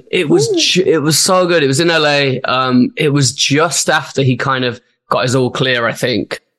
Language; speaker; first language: English; native; English